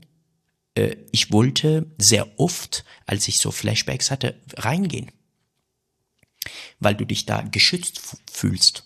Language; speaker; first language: German; non-native, fluent; Persian